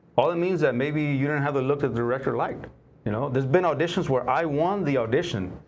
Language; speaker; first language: English; native; English